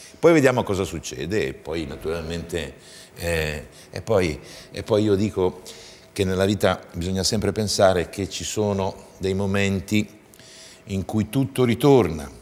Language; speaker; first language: Italian; native; Italian